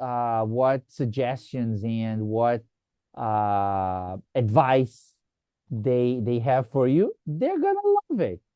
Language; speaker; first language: English; non-native, fluent; Portuguese